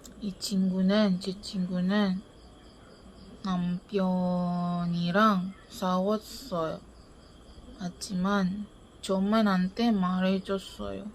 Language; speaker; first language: Korean; non-native, learner; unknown